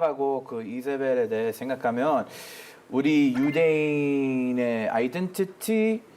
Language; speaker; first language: Korean; non-native, fluent; Hebrew